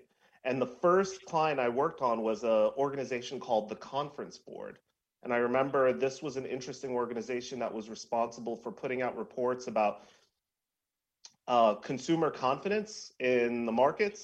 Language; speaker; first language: English; native; English